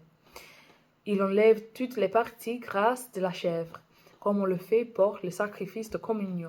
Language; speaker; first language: French; non-native, fluent; English